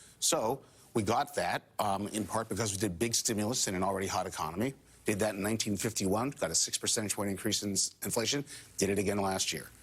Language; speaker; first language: English; native; English